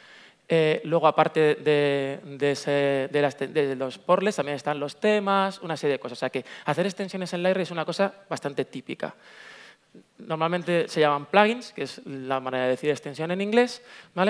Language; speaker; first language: Spanish; native; Spanish